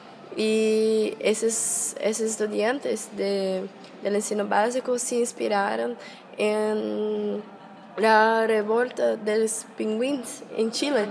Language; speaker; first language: Spanish; non-native, fluent; Portuguese